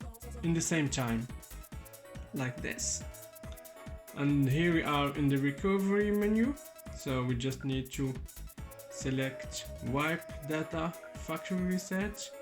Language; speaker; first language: English; non-native, fluent; French